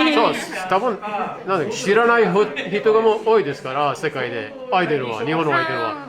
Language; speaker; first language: Japanese; non-native, learner; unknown